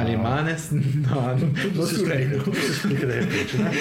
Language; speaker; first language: Portuguese; non-native, learner; French